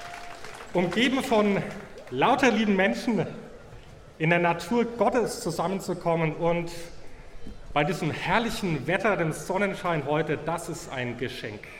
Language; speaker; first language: German; native; German